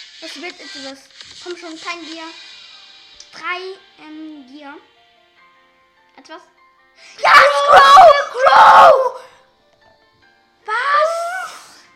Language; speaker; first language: German; native; German